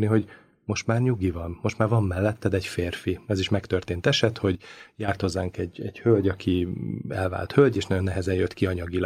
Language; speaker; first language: Hungarian; native; Hungarian